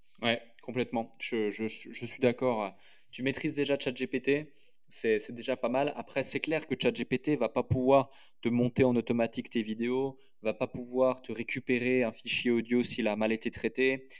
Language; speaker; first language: French; native; French